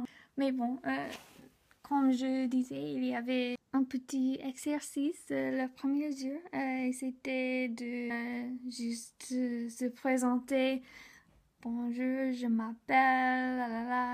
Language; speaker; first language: French; non-native, learner; English